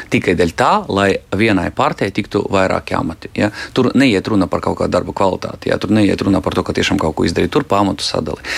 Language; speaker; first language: Latvian; non-native, local second language; Russian